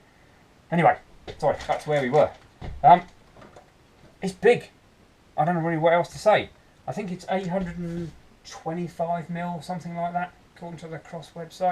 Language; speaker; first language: English; native; English